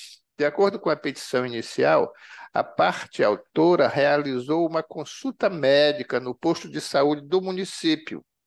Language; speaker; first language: Portuguese; native; Portuguese